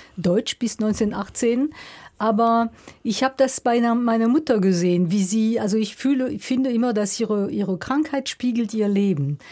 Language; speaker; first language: German; non-native, local second language; French